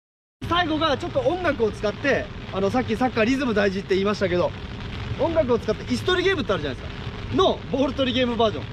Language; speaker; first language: Japanese; native; Japanese